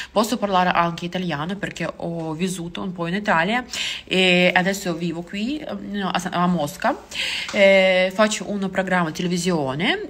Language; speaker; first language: Italian; non-native, learner; Russian